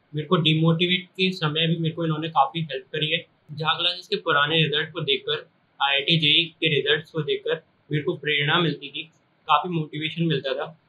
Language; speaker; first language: Hindi; native; Hindi